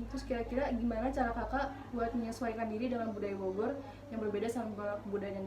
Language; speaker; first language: Indonesian; native; Indonesian